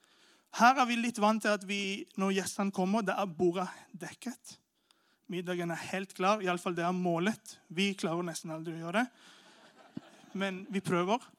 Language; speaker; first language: Norwegian; non-native, fluent; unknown